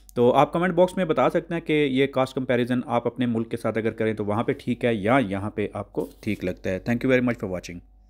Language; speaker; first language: Urdu; native; Urdu